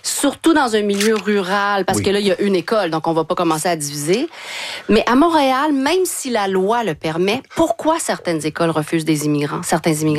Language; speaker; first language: French; native; French